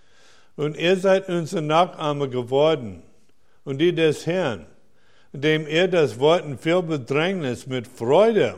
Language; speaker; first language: German; non-native, fluent; English